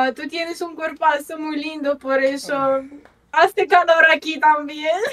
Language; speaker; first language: Spanish; non-native, fluent; Russian